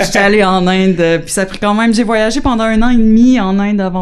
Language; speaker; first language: French; native; French